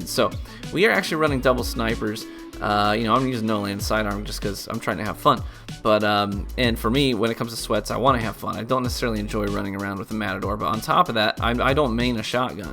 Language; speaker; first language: English; native; English